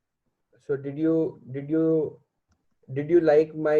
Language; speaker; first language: English; non-native, learner; Hindi